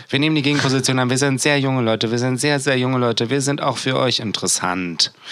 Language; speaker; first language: German; native; German